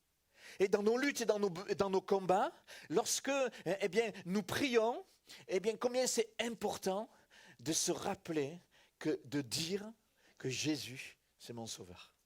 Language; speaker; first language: French; native; French